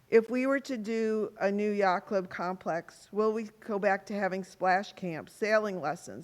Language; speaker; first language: English; native; English